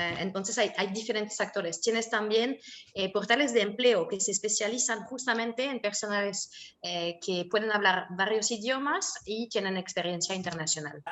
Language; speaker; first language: Spanish; non-native, fluent; French